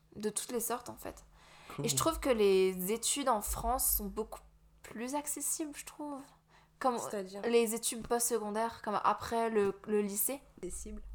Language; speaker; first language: French; native; French